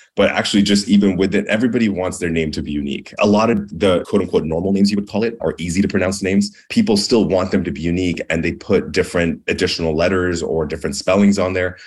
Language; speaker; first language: English; early bilingual, other home language; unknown